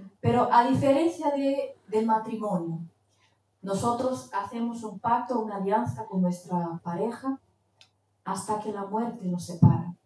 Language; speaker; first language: Spanish; non-native, fluent; Portuguese